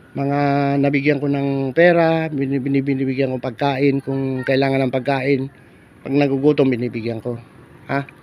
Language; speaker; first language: Filipino; non-native, local second language; Bikol